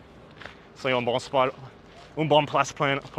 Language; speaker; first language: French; non-native, learner; English